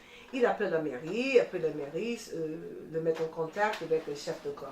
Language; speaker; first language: French; non-native, fluent; English